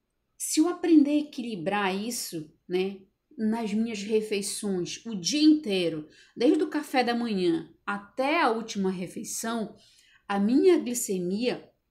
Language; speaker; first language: Portuguese; native; Portuguese